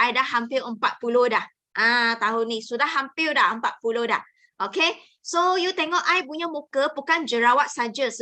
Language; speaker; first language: Malay; non-native, local second language; Chinese